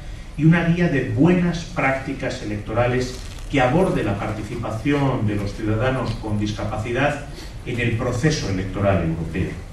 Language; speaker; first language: Spanish; native; Spanish